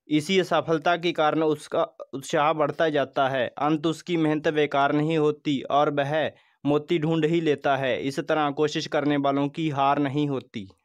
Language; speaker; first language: Hindi; non-native, local second language; Punjabi